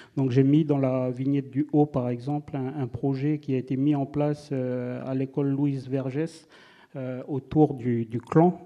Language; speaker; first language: French; non-native, local second language; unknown